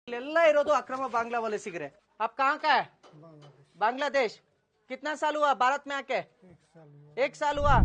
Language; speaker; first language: Hindi; non-native, local second language; Kannada